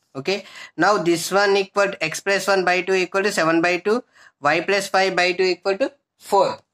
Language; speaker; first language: English; non-native, local second language; Telugu